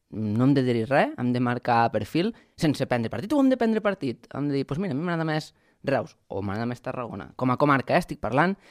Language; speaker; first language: Catalan; native; Catalan